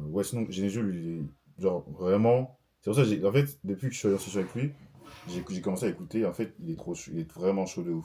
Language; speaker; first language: French; native; French